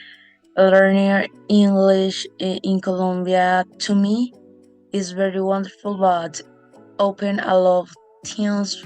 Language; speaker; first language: English; non-native, learner; Spanish